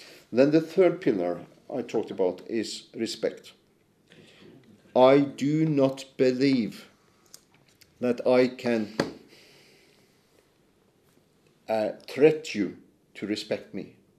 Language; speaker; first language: English; non-native, fluent; Norwegian